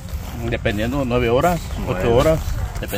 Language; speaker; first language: Spanish; native; Spanish